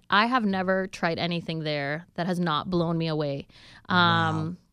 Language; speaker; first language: English; non-native, fluent; Spanish